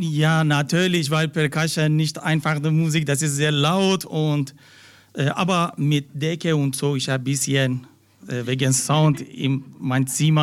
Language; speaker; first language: German; non-native, learner; Persian